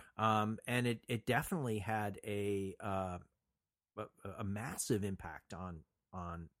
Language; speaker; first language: English; native; English